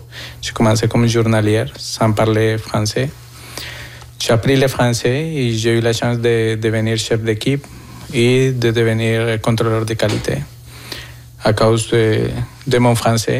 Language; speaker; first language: French; non-native, fluent; Spanish